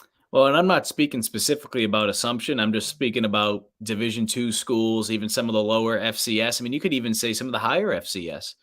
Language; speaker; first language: English; native; English